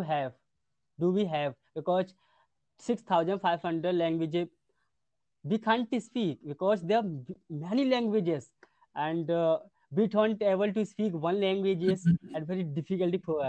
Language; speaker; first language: English; non-native, learner; Hindi